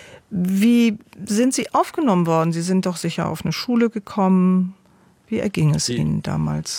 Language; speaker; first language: German; native; German